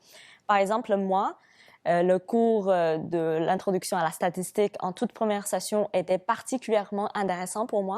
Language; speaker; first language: French; non-native, fluent; Chinese